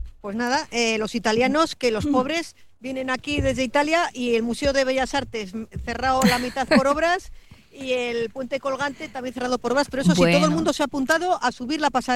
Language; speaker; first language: Spanish; native; Spanish